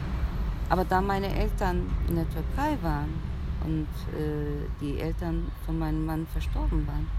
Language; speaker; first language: German; early bilingual, other home language; Turkish